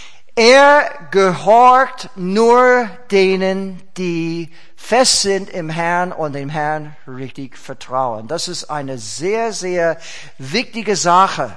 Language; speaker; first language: German; non-native, fluent; English